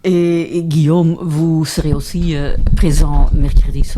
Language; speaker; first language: French; non-native, local second language; Dutch